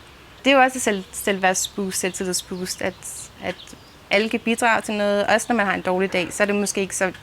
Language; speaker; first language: Danish; native; Danish